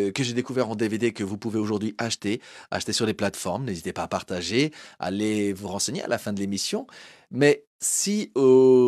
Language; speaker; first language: French; early bilingual, other home language; Portuguese